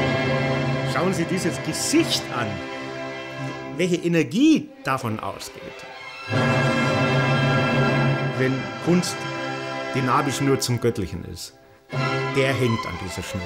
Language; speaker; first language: German; native; German